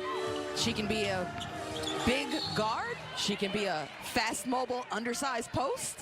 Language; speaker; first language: English; native; English